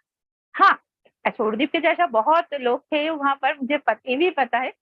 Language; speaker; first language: Hindi; non-native, local second language; Bangla